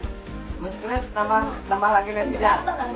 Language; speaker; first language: Indonesian; non-native, local second language; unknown